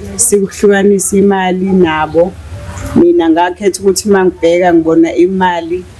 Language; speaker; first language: Zulu; native; Zulu